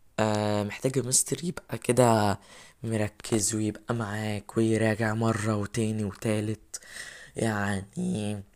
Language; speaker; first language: Arabic; native; Arabic